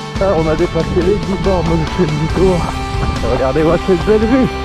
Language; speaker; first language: French; native; French